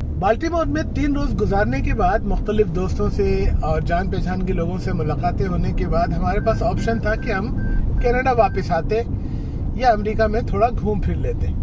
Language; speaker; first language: Urdu; native; Urdu